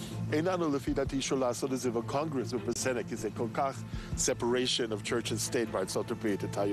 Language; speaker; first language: Hebrew; non-native, fluent; English